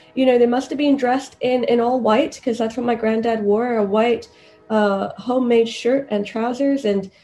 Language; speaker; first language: English; non-native, local second language; Swahili